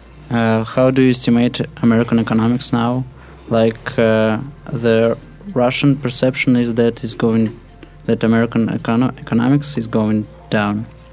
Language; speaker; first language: English; non-native, fluent; Russian